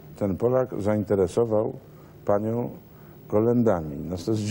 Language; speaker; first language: Polish; native; Polish